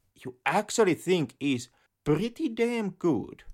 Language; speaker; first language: English; non-native, fluent; Finnish